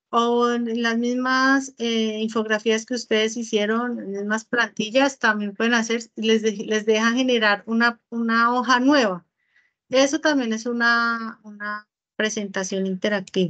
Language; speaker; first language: Spanish; native; Spanish